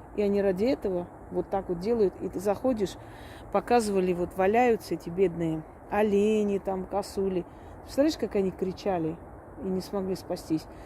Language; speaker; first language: Russian; non-native, local second language; Armenian